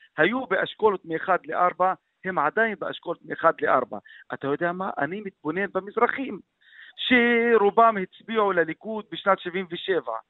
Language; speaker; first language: Hebrew; non-native, local second language; Arabic